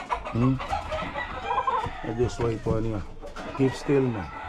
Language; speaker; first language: English; early bilingual, other home language; Spanish